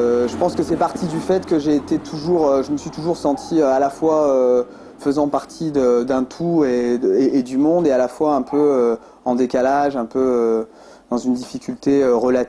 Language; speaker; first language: French; native; French